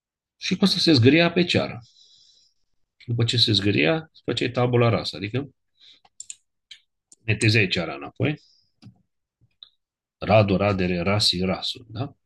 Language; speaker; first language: Romanian; native; Romanian